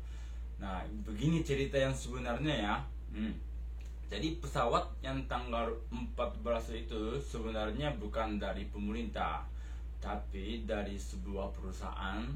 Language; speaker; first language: Indonesian; non-native, fluent; Japanese